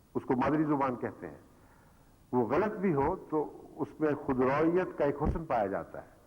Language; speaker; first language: Urdu; native; Urdu